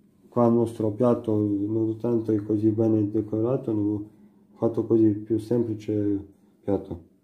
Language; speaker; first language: Italian; non-native, learner; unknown